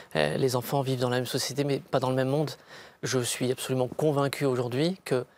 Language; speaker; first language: French; native; French